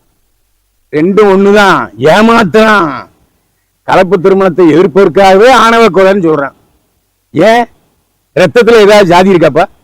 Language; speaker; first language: Tamil; native; Tamil